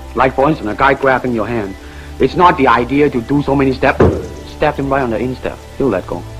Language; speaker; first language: English; non-native, local second language; Cantonese